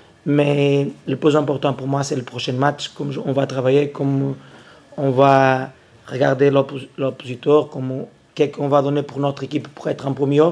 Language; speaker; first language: French; non-native, learner; Portuguese